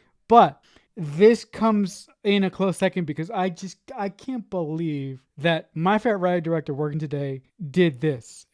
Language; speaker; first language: English; native; English